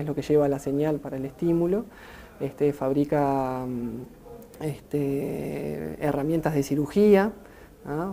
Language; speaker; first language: Spanish; native; Spanish